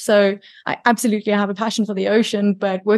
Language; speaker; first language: English; native; English